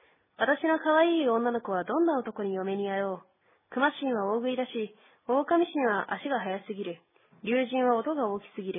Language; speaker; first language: Japanese; native; Japanese